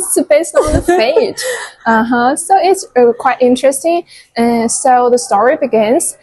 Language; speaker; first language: English; non-native, fluent; Chinese